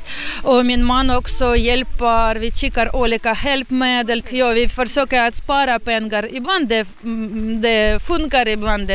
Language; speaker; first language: Swedish; non-native, learner; Ukrainian